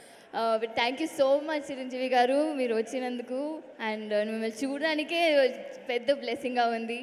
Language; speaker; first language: Telugu; non-native, learner; Tamil